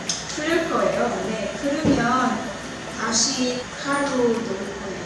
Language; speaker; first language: Korean; non-native, learner; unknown